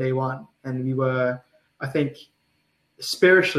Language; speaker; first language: English; non-native, local second language; Cantonese